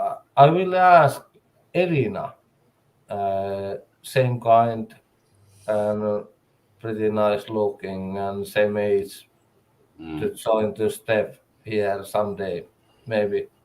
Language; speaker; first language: English; non-native, learner; Finnish